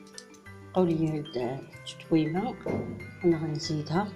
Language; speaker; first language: Arabic; native; Arabic